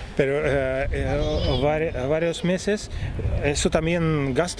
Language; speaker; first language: Spanish; non-native, fluent; Russian